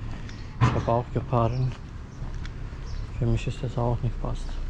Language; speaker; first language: German; non-native, learner; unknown